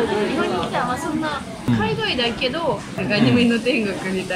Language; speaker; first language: Japanese; non-native, fluent; Russian